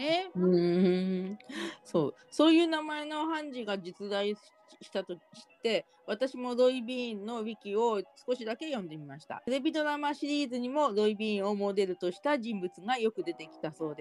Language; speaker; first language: Japanese; native; Japanese